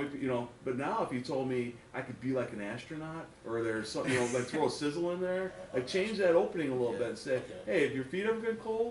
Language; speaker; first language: English; native; English